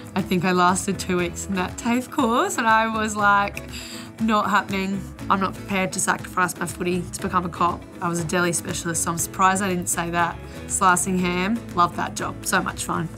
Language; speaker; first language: English; native; English